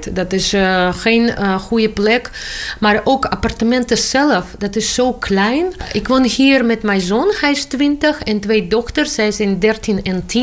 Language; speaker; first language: Dutch; non-native, learner; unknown